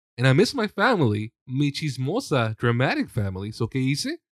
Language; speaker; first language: English; early bilingual, other home language; Spanish